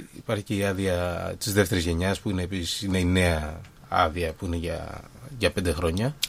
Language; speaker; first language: Greek; early bilingual, other home language; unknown